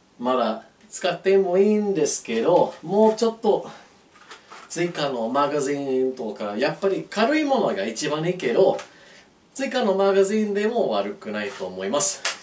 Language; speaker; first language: Japanese; non-native, learner; English